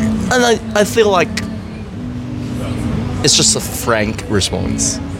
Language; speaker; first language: English; non-native, local second language; Cantonese